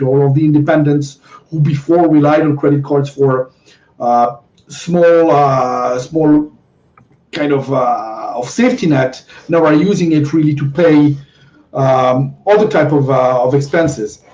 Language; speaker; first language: English; non-native, fluent; Spanish